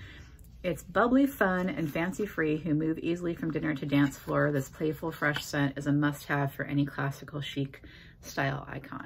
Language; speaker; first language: English; native; English